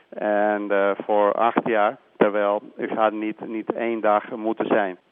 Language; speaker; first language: Dutch; non-native, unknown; Spanish